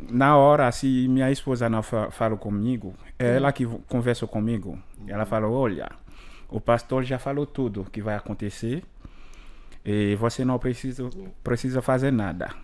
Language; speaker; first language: Portuguese; non-native, learner; Haitian Creole